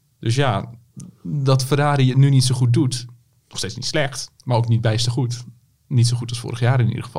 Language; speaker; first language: Dutch; native; Dutch